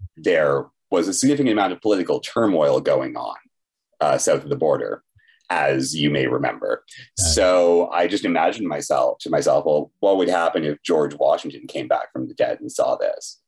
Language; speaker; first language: English; native; English